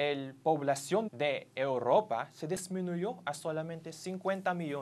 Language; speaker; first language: Spanish; non-native, fluent; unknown